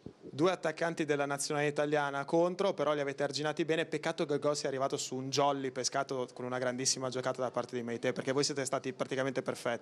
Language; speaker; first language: Italian; native; Italian